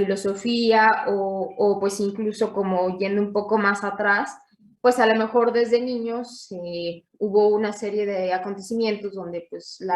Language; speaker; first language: Spanish; native; Spanish